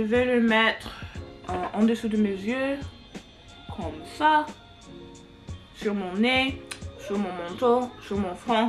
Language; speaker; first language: French; non-native, learner; English